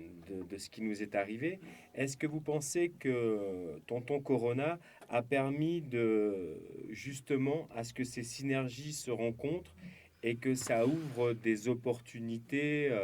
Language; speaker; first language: French; native; French